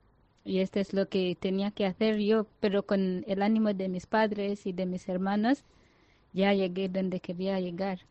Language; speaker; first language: Spanish; non-native, fluent; Ganda